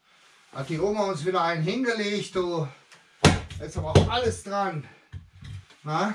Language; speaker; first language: German; native; German